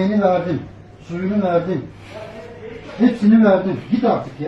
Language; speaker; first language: Turkish; native; Turkish